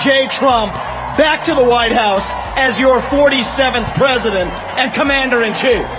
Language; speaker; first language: English; early bilingual, other home language; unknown